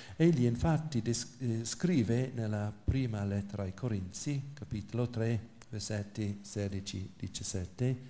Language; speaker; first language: Italian; non-native, fluent; English